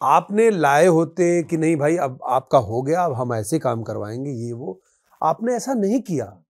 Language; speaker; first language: Hindi; native; Hindi